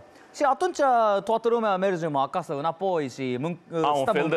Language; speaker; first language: Romanian; non-native, learner; Japanese